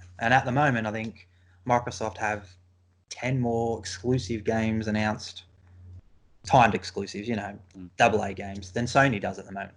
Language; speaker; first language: English; native; English